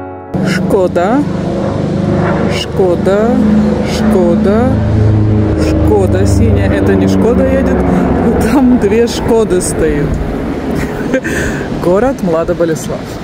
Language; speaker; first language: Russian; native; Russian